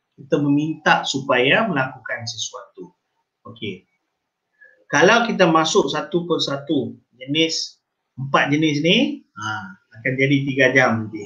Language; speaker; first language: Malay; non-native, local second language; Tamil